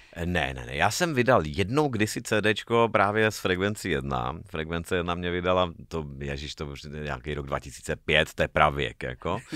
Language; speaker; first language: Czech; native; Czech